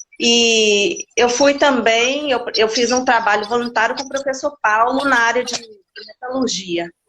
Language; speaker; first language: Portuguese; native; Portuguese